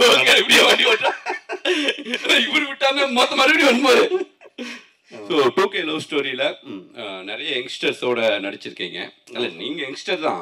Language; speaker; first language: Tamil; native; Tamil